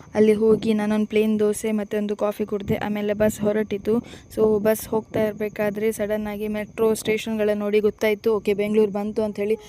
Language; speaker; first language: Kannada; native; Kannada